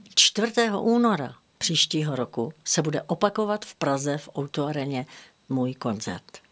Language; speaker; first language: Czech; native; Czech